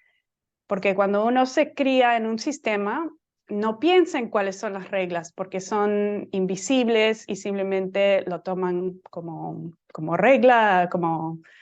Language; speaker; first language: Spanish; non-native, fluent; English